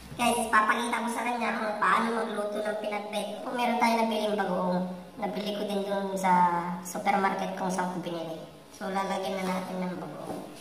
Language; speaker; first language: Filipino; non-native, local second language; Iloko